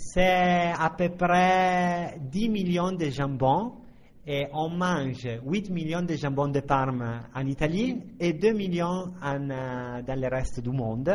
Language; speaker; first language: French; non-native, fluent; Italian